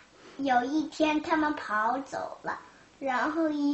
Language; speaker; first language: Chinese; early bilingual, heritage; Chinese